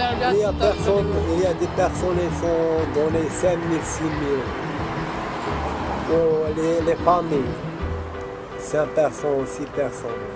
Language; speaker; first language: French; non-native, learner; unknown